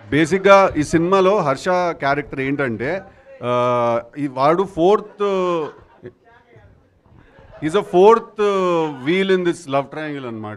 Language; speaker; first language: Telugu; native; Telugu